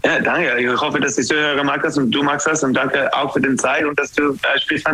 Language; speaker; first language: German; non-native, learner; English